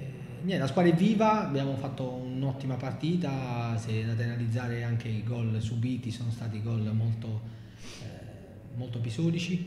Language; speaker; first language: Italian; native; Italian